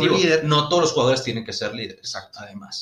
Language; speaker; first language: Spanish; native; Spanish